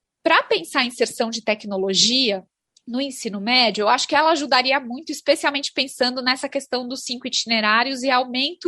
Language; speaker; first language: Portuguese; native; Portuguese